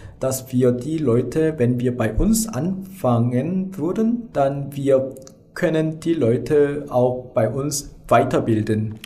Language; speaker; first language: German; non-native, fluent; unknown